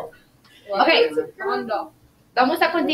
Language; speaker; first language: Spanish; non-native, fluent; English